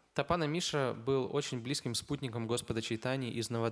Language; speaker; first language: Russian; native; Russian